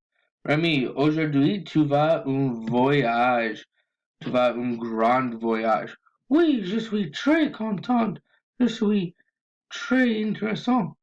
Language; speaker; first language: French; non-native, learner; English